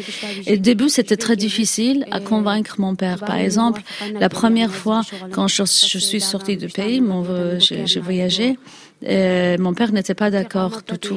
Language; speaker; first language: French; non-native, fluent; Kurdish